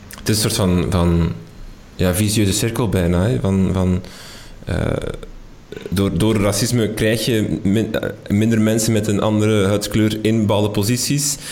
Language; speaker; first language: Dutch; native; Dutch